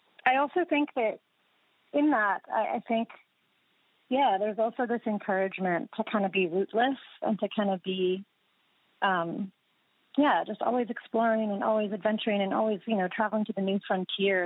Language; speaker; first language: English; native; English